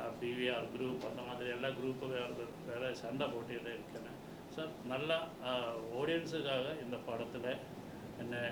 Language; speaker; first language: Tamil; non-native, learner; Malayalam